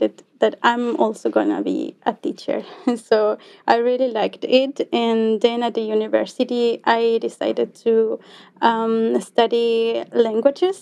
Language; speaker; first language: English; non-native, fluent; Quechua